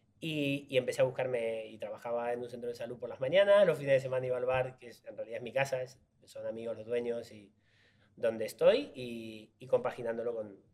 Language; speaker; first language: Spanish; native; Spanish